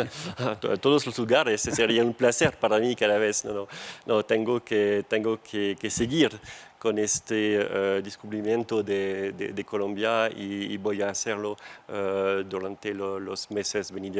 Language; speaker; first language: Spanish; non-native, fluent; French